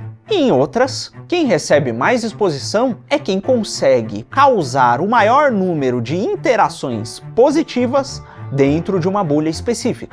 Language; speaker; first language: Portuguese; native; Portuguese